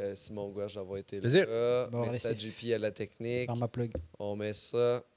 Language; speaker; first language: French; native; French